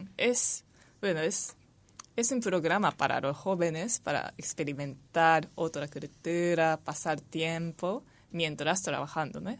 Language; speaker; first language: Spanish; non-native, fluent; Japanese